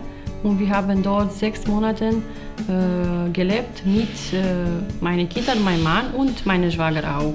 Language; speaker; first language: German; non-native, learner; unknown